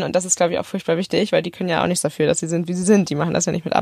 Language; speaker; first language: German; native; German